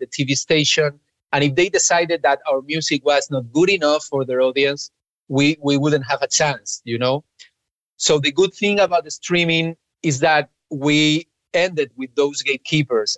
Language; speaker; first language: English; non-native, fluent; Spanish